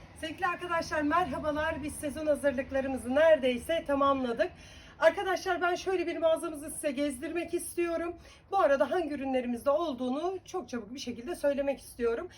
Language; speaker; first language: Turkish; native; Turkish